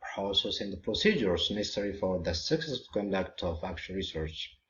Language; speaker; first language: English; non-native, local second language; Amharic